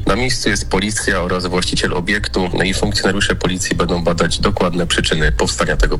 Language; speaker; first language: Polish; native; Polish